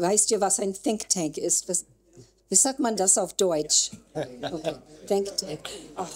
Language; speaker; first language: German; non-native, learner; English